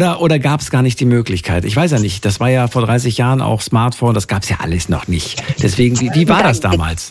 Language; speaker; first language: German; native; German